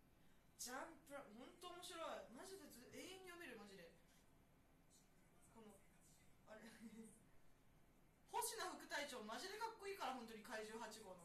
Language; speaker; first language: Japanese; native; Japanese